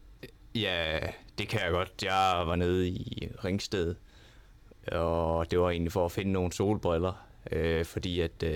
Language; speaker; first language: Danish; native; Danish